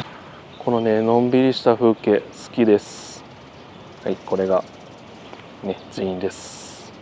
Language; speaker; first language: Japanese; native; Japanese